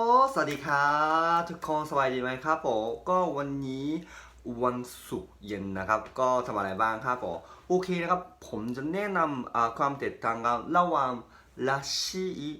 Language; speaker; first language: Thai; non-native, fluent; Japanese